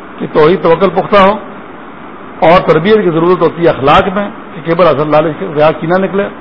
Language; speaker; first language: Urdu; non-native, local second language; Pashto